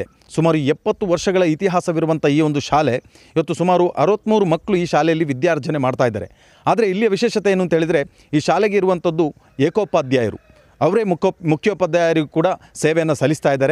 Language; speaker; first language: Kannada; native; Kannada